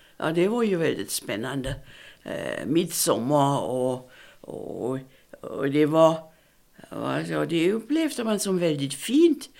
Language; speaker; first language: Swedish; non-native, fluent; German